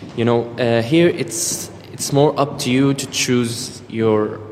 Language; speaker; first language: English; non-native, fluent; Arabic